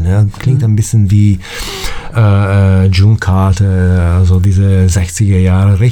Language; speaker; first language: German; non-native, fluent; Italian